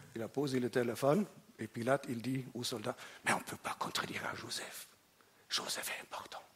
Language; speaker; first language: French; non-native, fluent; German